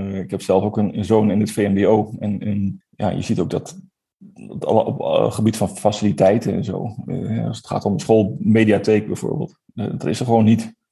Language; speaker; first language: Dutch; native; Dutch